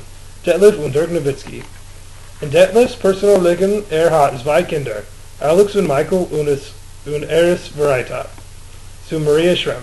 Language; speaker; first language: German; non-native, learner; English